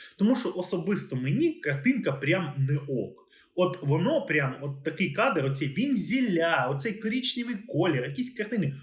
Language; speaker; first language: Ukrainian; native; Ukrainian